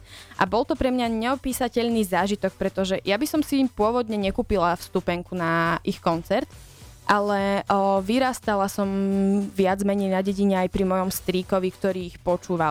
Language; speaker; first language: Slovak; native; Slovak